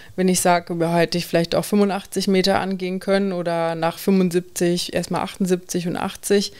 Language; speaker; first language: German; native; German